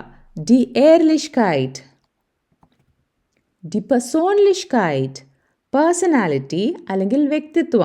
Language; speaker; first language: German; non-native, fluent; Malayalam